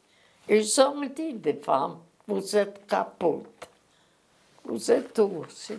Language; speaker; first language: French; non-native, learner; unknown